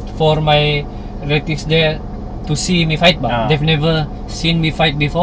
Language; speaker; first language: English; non-native, local second language; Malay